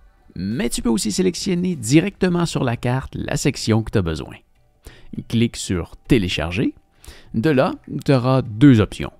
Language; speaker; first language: French; native; French